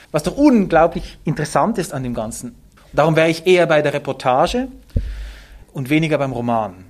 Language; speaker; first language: German; native; German